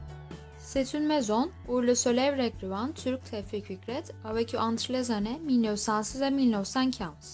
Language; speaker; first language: French; non-native, learner; Turkish